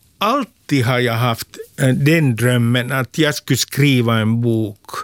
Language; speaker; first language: Swedish; non-native, local second language; Finnish